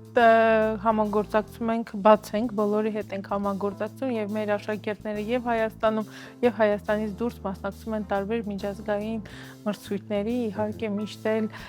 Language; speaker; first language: Armenian; native; Armenian